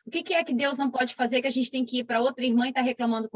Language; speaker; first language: Portuguese; native; Portuguese